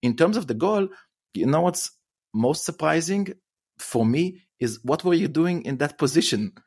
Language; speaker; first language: English; non-native, fluent; Hebrew